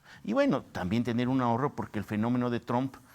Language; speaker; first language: Spanish; native; Spanish